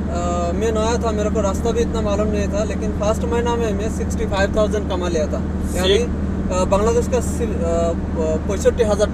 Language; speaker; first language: Hindi; non-native, fluent; Bangla